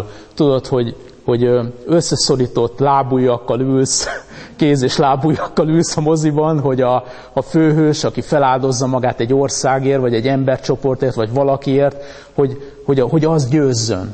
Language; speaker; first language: Hungarian; native; Hungarian